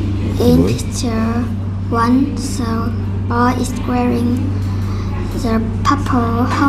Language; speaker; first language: English; non-native, learner; Vietnamese